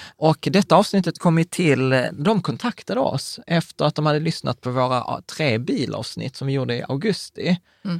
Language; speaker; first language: Swedish; native; Swedish